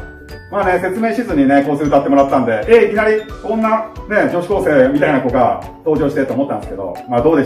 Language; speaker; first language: Japanese; native; Japanese